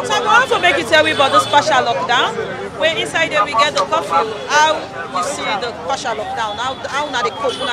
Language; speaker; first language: English; non-native, local second language; Krio